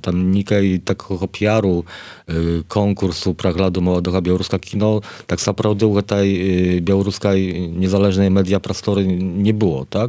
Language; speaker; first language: Polish; non-native, learner; Belarusian